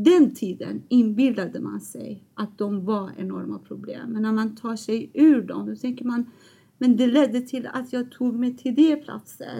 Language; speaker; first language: Swedish; non-native, fluent; Persian